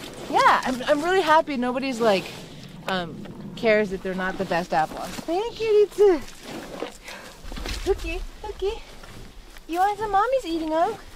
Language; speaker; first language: English; native; English